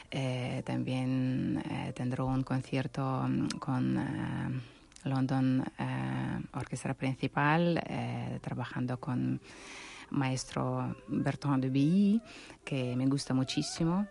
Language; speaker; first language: Spanish; non-native, learner; Russian